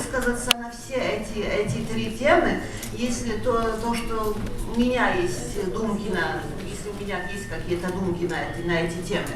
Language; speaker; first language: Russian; non-native, fluent; Polish